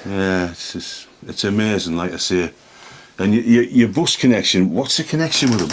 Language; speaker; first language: English; native; English